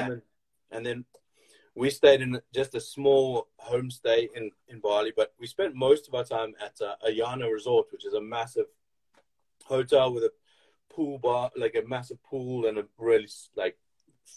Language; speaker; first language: English; native; English